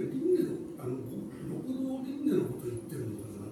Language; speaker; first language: Japanese; native; Japanese